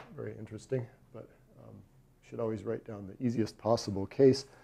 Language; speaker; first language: English; native; English